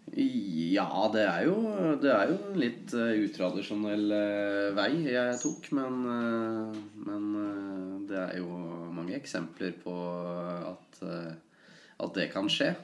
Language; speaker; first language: Norwegian; native; Norwegian